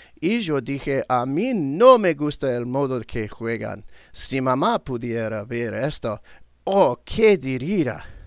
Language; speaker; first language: Spanish; non-native, learner; English